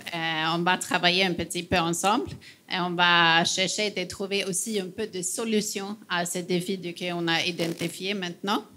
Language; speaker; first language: French; non-native, fluent; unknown